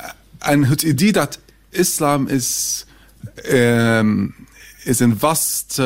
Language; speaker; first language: Dutch; non-native, fluent; Arabic